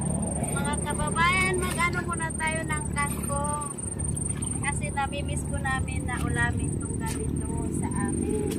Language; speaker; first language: Filipino; native; Filipino